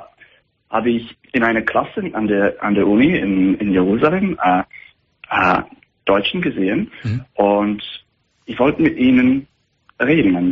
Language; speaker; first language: German; non-native, fluent; English